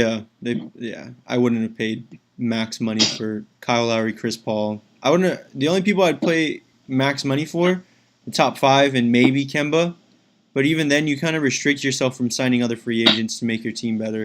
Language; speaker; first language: English; native; English